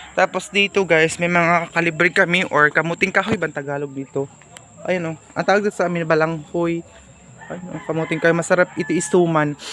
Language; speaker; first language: Filipino; non-native, local second language; Cebuano